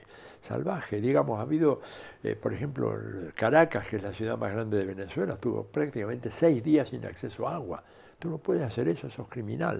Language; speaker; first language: Spanish; native; Spanish